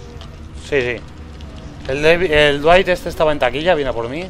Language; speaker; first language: Spanish; native; Spanish